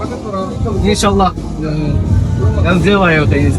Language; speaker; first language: Russian; non-native, local second language; Kyrgyz